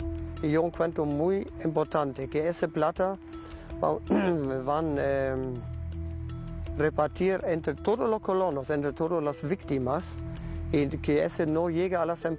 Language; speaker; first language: Spanish; non-native, local second language; German